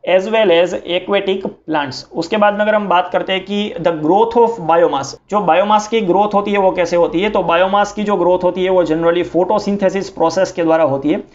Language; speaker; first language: Hindi; non-native, local second language; Gujarati